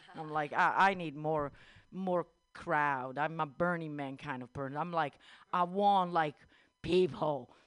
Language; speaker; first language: English; non-native, fluent; Italian